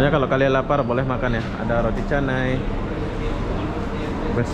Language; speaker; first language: Indonesian; native; Indonesian